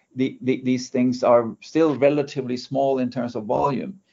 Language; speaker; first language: English; non-native, fluent; Norwegian